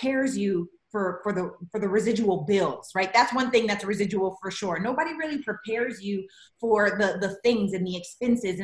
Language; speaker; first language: English; native; English